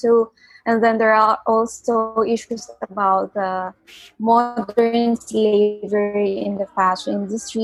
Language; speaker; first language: English; non-native, local second language; Filipino